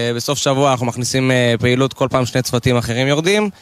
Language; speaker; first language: Hebrew; native; Hebrew